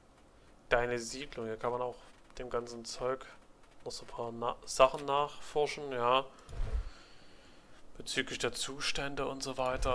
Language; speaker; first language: German; native; German